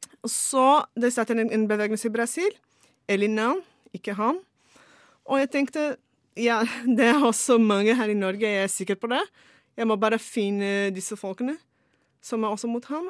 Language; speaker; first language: Norwegian; non-native, fluent; Portuguese